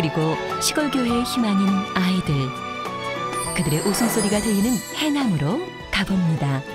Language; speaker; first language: Korean; native; Korean